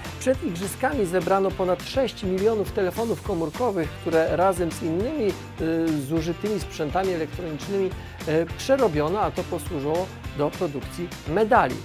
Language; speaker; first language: Polish; native; Polish